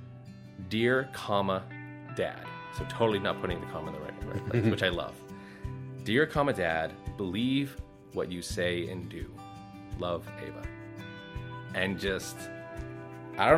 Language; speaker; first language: English; native; English